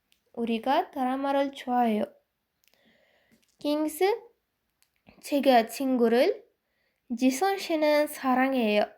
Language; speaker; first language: Korean; non-native, fluent; Uzbek